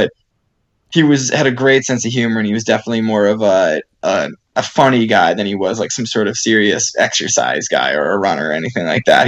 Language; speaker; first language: English; native; English